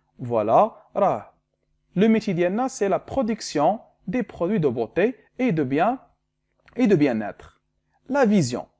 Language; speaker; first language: French; non-native, local second language; Arabic